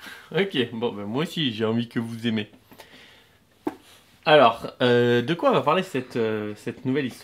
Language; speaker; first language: French; native; French